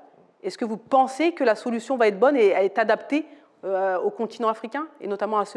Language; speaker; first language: French; native; French